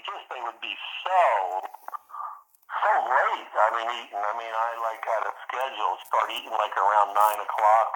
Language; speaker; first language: English; early bilingual, other home language; Italian